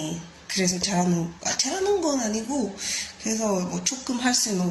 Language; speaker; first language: Korean; non-native, fluent; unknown